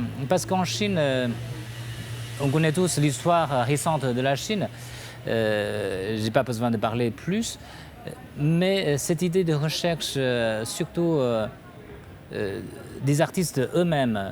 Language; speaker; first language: French; non-native, fluent; Chinese